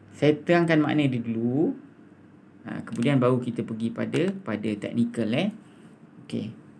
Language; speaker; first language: Malay; native; Malay